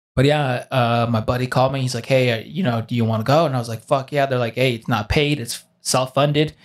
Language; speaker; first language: English; early bilingual, other home language; Spanish